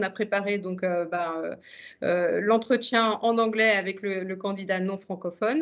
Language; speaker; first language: French; native; French